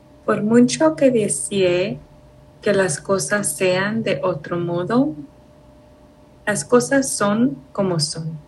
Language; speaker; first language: Spanish; early bilingual, heritage; Spanish